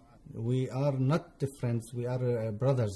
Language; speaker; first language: English; non-native, learner; Arabic